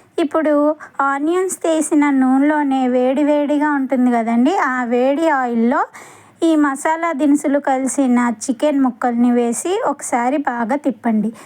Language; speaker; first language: Telugu; non-native, local second language; Urdu